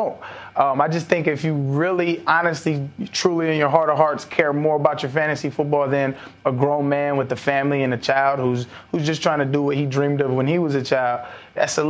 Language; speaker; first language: English; native; English